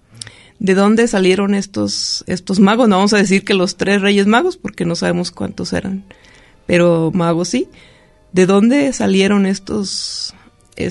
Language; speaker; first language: Spanish; native; Spanish